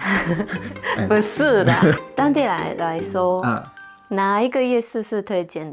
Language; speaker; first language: Chinese; non-native, fluent; Japanese